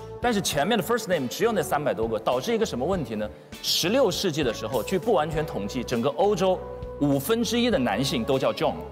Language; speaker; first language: Chinese; non-native, fluent; Norwegian